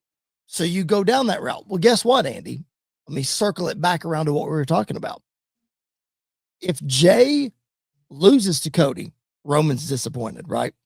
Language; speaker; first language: English; native; English